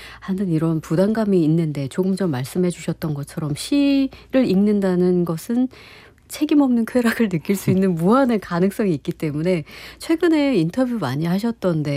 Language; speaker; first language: Korean; native; Korean